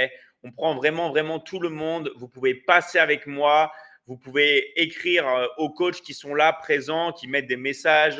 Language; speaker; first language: French; native; French